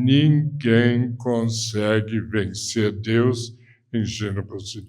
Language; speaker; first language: Portuguese; non-native, fluent; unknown